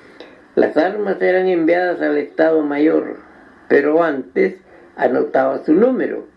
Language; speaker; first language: Spanish; native; Spanish